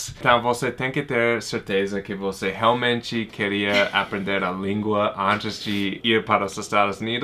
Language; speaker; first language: Portuguese; non-native, fluent; English